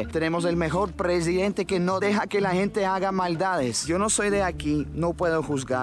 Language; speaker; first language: Spanish; non-native, fluent; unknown